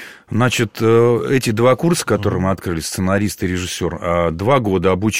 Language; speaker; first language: Russian; native; Russian